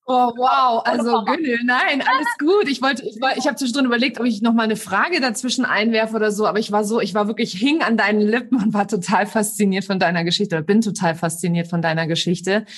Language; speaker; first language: German; native; German